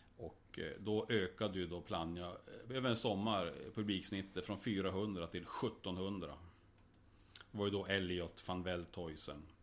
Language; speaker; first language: Swedish; native; Swedish